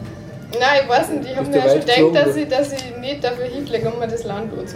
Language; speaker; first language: German; native; German